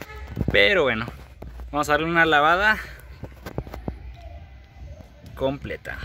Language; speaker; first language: Spanish; native; Spanish